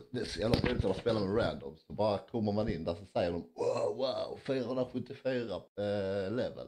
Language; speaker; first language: Swedish; native; Swedish